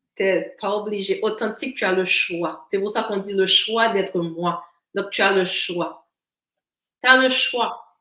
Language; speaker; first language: French; non-native, local second language; Haitian Creole